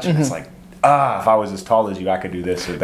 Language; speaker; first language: English; native; English